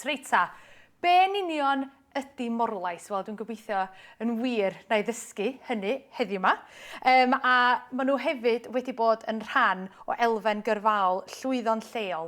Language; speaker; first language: Welsh; native; Welsh